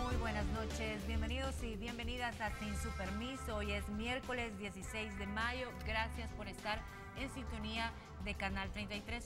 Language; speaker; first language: Spanish; native; Spanish